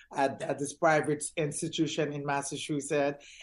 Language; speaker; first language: English; early bilingual, other home language; Haitian Creole